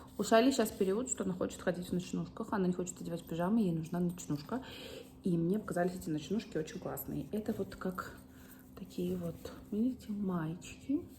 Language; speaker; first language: Russian; early bilingual, heritage; Russian